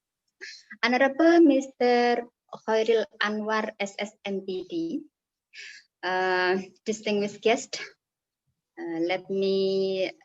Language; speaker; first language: English; non-native, fluent; Indonesian